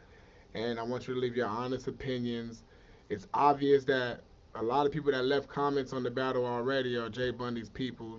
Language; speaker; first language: English; native; English